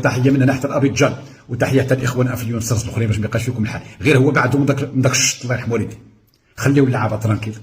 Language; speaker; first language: Arabic; native; Arabic